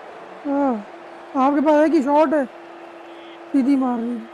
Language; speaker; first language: Hindi; native; Hindi